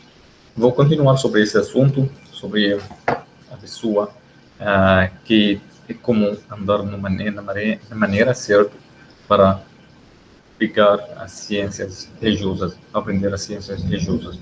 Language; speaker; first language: Portuguese; non-native, fluent; Arabic